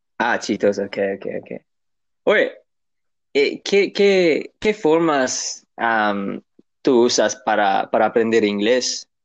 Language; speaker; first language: Spanish; non-native, learner; English